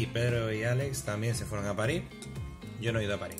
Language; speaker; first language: Spanish; native; Spanish